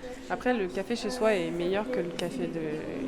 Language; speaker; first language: French; native; French